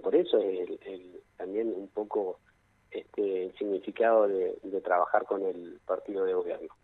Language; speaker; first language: Spanish; native; Spanish